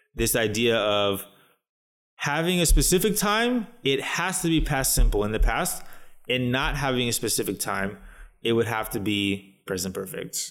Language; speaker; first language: English; native; English